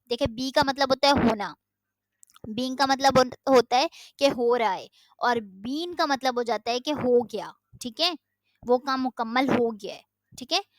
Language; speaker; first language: Urdu; native; Urdu